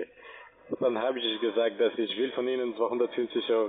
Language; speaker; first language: German; non-native, fluent; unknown